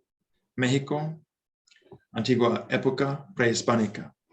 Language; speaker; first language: Spanish; non-native, learner; English